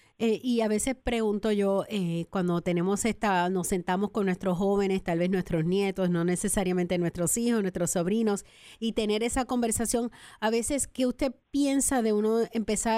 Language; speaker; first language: Spanish; native; Spanish